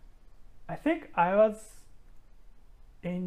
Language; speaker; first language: English; non-native, fluent; Japanese